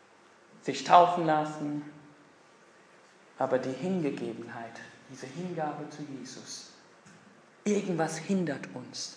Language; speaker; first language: German; non-native, fluent; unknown